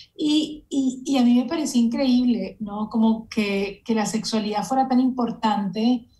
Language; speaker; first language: Spanish; native; Spanish